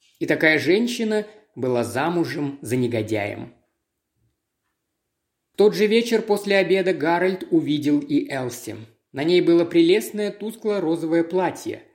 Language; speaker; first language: Russian; native; Russian